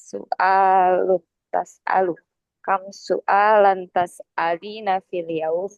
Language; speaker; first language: Arabic; non-native, learner; Indonesian